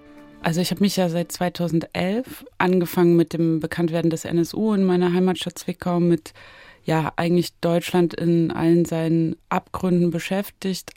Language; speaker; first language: German; native; German